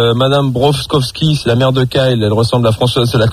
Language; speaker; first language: French; native; French